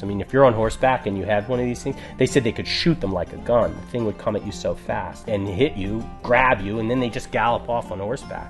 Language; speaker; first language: English; native; English